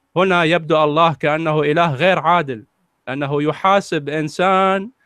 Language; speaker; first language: Arabic; native; Arabic